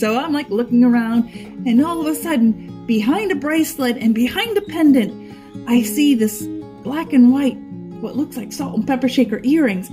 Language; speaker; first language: English; non-native, fluent; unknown